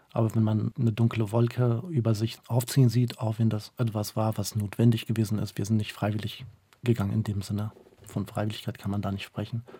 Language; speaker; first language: German; early bilingual, other home language; Kurdish